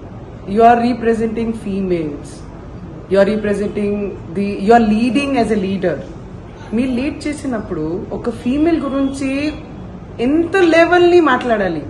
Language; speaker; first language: Telugu; non-native, learner; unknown